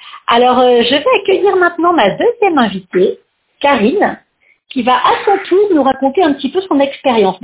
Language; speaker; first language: French; native; French